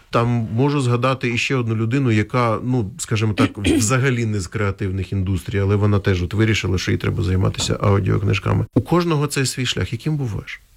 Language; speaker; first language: Ukrainian; native; Ukrainian